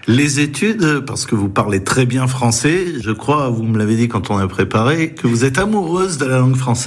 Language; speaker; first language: French; native; French